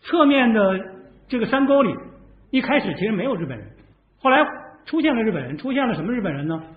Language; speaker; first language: Chinese; native; Chinese